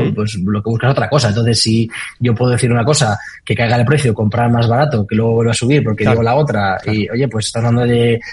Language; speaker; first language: Spanish; native; Spanish